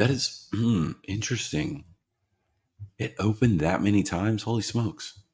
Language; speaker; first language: English; native; English